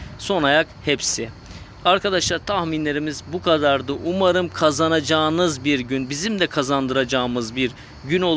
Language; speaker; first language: Turkish; native; Turkish